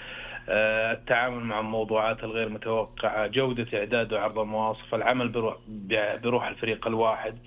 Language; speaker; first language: Arabic; native; Arabic